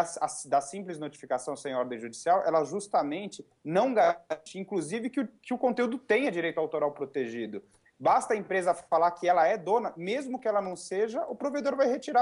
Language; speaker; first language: Portuguese; native; Portuguese